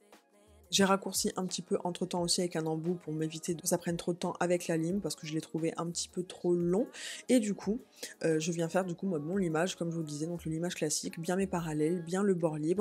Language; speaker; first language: French; native; French